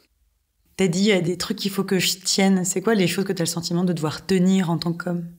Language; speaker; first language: French; native; French